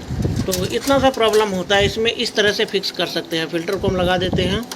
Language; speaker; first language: Hindi; native; Hindi